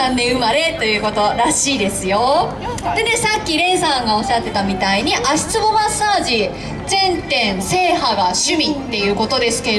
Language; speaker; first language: Japanese; native; Japanese